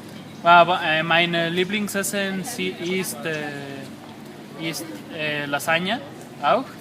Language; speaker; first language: German; non-native, learner; Spanish